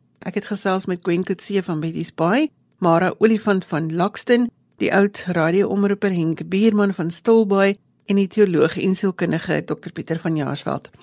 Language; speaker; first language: Afrikaans; native; Afrikaans